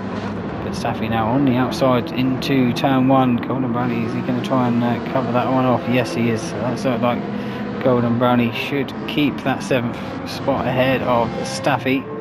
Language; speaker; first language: English; native; English